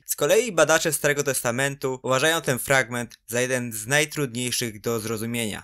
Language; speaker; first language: Polish; native; Polish